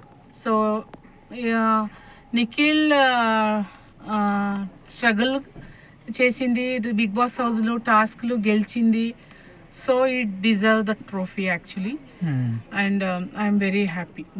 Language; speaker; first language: Telugu; non-native, learner; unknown